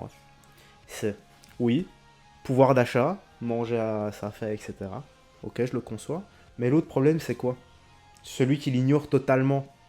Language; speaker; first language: French; native; French